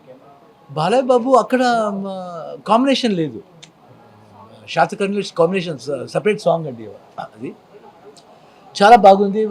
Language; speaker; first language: Telugu; non-native, learner; Kannada